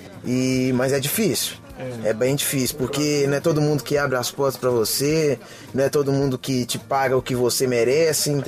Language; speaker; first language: Portuguese; native; Portuguese